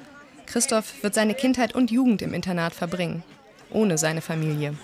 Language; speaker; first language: German; native; German